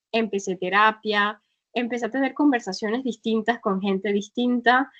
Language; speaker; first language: Spanish; native; Spanish